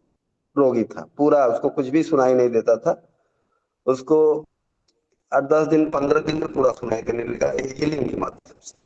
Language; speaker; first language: Hindi; native; Hindi